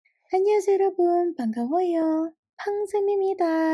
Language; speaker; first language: Korean; non-native, fluent; Indonesian